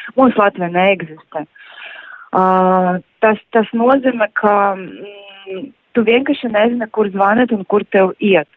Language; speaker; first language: Latvian; non-native, local second language; Russian